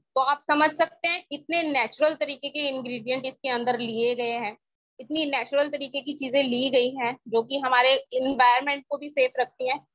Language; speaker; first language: Hindi; native; Hindi